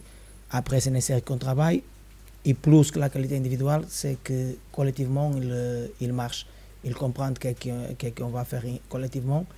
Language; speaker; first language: French; non-native, fluent; Spanish